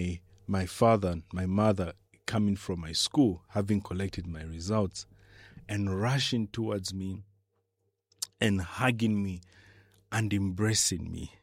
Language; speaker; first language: English; non-native, local second language; Bemba